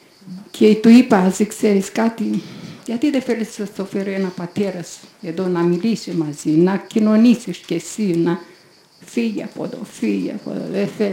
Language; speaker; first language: Greek; non-native, learner; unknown